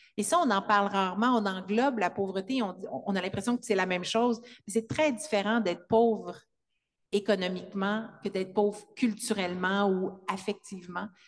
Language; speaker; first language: French; native; French